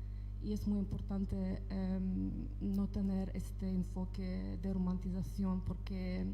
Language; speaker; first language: Spanish; non-native, fluent; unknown